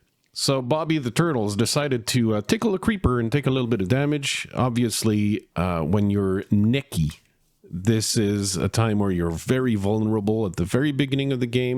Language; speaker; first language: English; native; English